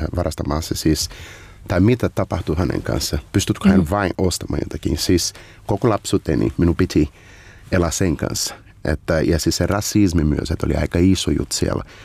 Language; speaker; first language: Finnish; non-native, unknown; Portuguese